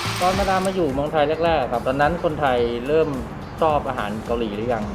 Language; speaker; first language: Thai; native; Thai